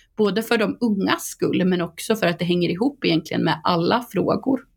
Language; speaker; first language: Swedish; native; Swedish